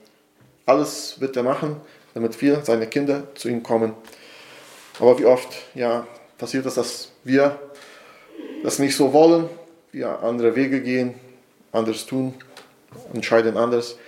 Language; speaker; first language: German; non-native, fluent; Portuguese